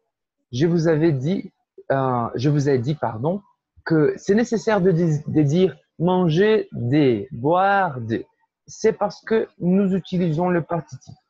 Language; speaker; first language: French; non-native, fluent; Portuguese